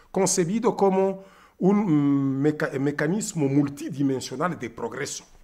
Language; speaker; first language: Spanish; non-native, fluent; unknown